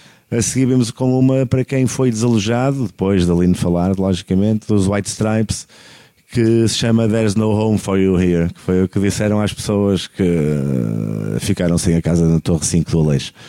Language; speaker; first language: Portuguese; native; Portuguese